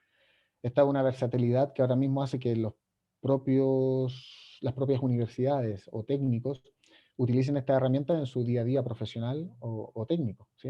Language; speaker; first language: Spanish; native; Spanish